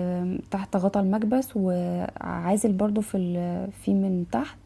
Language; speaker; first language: Arabic; native; Arabic